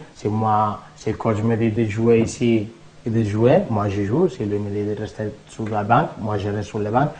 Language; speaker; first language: French; non-native, learner; Spanish